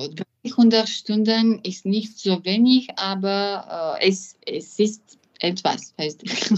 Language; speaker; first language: German; non-native, learner; French